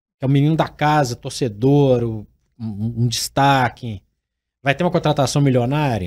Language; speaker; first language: Portuguese; native; Portuguese